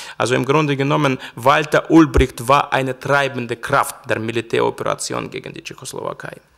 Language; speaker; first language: German; non-native, fluent; Russian